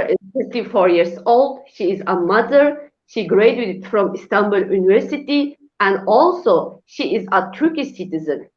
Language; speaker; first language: English; non-native, learner; Uyghur